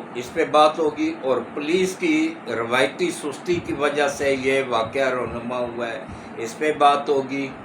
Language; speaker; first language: Urdu; non-native, local second language; Punjabi